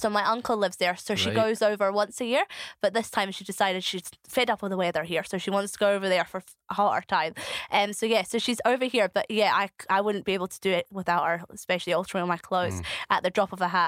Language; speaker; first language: English; native; English